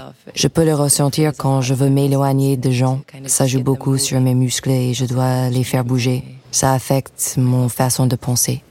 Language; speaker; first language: French; non-native, fluent; English